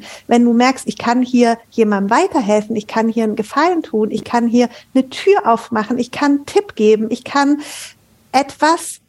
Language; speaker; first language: German; native; German